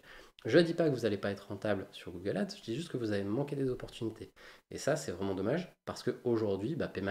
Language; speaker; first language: French; native; French